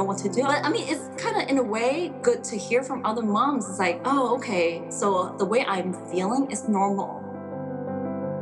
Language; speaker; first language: English; non-native, local second language; Cantonese